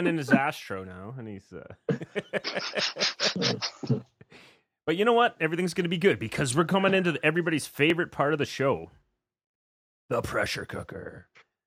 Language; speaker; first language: English; native; English